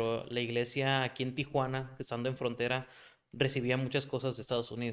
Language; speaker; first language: Spanish; native; Spanish